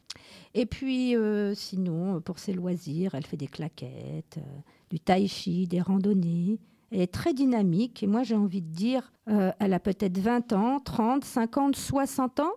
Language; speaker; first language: French; native; French